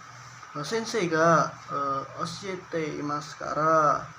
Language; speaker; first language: Japanese; non-native, learner; Indonesian